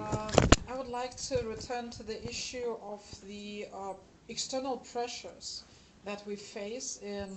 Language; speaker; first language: English; non-native, fluent; Lithuanian